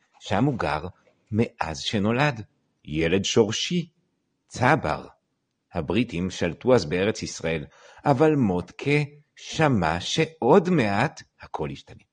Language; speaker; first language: Hebrew; native; Hebrew